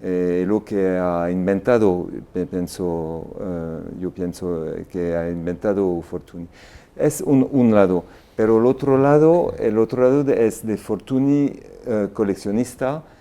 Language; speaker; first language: Spanish; non-native, fluent; French